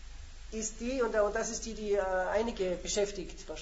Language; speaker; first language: German; native; German